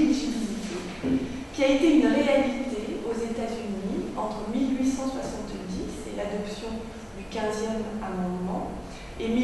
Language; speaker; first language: French; native; French